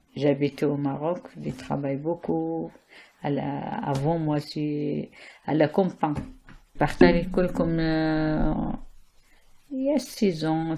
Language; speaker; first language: French; non-native, learner; Arabic